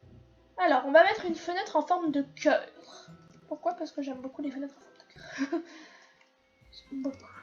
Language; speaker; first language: French; native; French